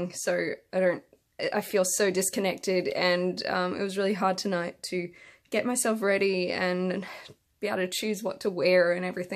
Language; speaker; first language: English; native; English